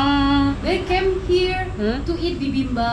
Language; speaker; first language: English; non-native, learner; Indonesian